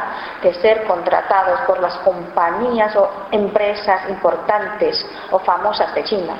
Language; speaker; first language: Spanish; non-native, fluent; Chinese